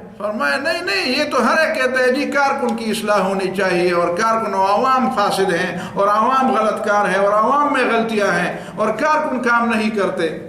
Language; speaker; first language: Urdu; non-native, local second language; Pashto